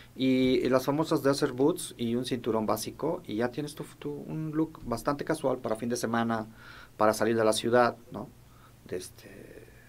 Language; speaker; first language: Spanish; native; Spanish